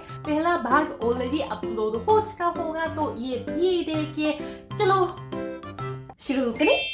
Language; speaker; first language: Hindi; non-native, fluent; Japanese